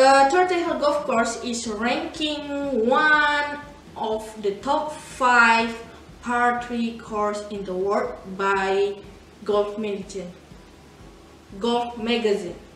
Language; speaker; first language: English; non-native, learner; Indonesian